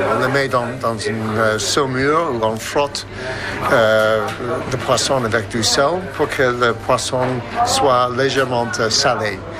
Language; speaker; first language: French; non-native, fluent; English